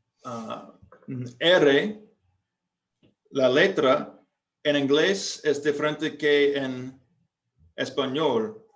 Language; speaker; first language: Spanish; non-native, fluent; English